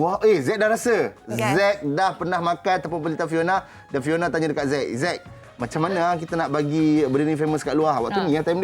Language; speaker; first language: Malay; native; Malay